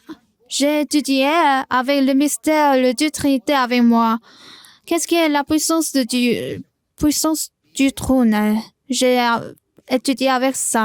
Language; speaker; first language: French; non-native, learner; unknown